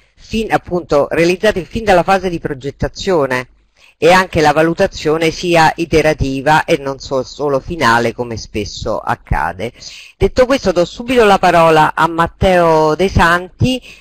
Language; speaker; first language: Italian; native; Italian